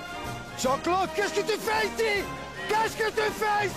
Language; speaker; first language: French; non-native, local second language; Dutch